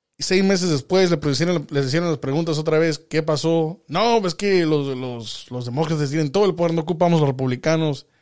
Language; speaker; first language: Spanish; early bilingual, heritage; Spanish